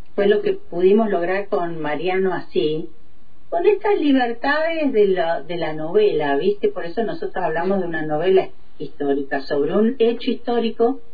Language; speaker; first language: Spanish; native; Spanish